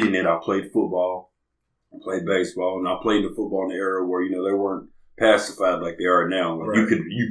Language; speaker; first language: English; native; English